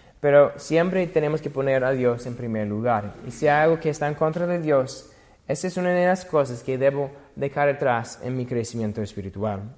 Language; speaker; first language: Spanish; non-native, fluent; English